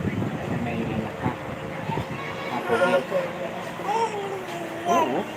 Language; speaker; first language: Filipino; native; Filipino